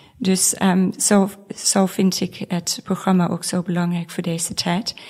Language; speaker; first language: Dutch; non-native, fluent; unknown